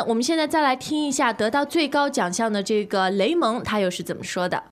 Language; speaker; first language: Chinese; native; Chinese